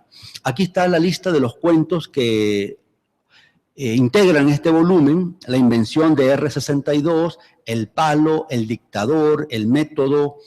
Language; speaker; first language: Spanish; native; Spanish